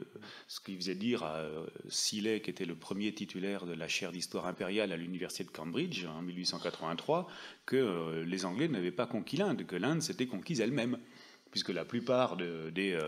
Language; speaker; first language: French; native; French